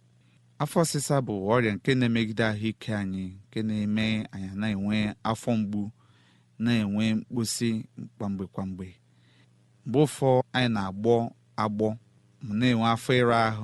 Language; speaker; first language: Igbo; native; Igbo